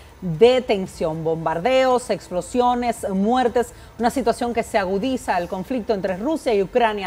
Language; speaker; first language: Spanish; native; Spanish